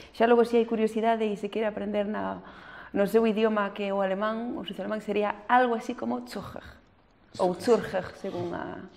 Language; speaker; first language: Galician; early bilingual, heritage; French